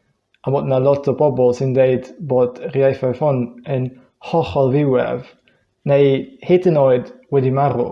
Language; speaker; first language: Welsh; non-native, fluent; English